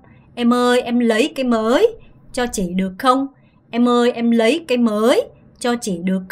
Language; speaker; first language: Vietnamese; non-native, fluent; Korean